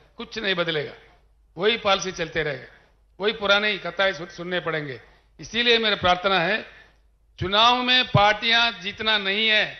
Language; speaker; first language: Hindi; non-native, local second language; Telugu